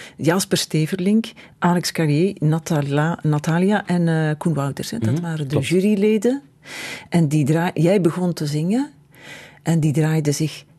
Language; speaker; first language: Dutch; native; Dutch